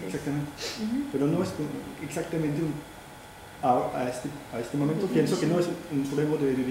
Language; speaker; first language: Spanish; non-native, fluent; French